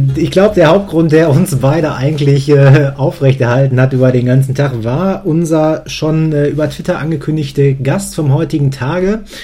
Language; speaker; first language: German; native; German